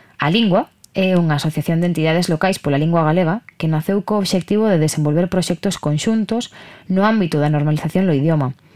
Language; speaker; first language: Galician; non-native, local second language; Spanish